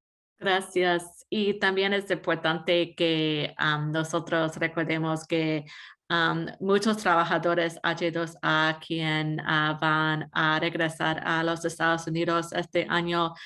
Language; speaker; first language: Spanish; non-native, fluent; English